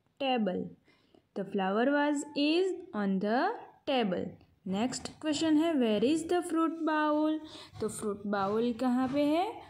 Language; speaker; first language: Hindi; non-native, local second language; Gujarati